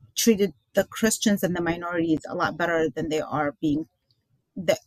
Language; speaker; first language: English; early bilingual, other home language; Arabic